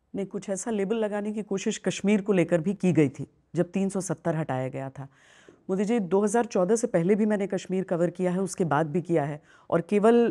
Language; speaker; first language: Hindi; native; Hindi